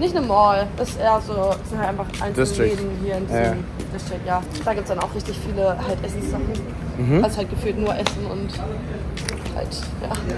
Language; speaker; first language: German; native; German